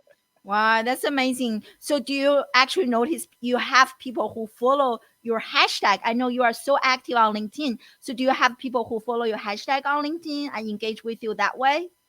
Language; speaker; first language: English; non-native, fluent; Chinese